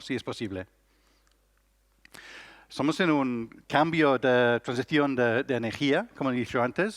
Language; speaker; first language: Spanish; non-native, learner; English